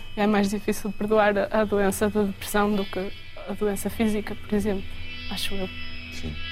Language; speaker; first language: Portuguese; native; Portuguese